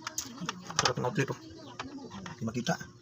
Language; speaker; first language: Cebuano; native; Cebuano